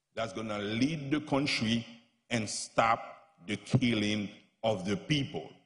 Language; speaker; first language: English; non-native, fluent; Haitian Creole